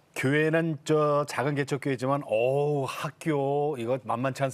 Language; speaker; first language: Korean; native; Korean